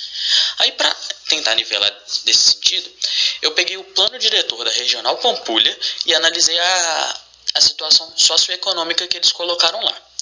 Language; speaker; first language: Portuguese; native; Portuguese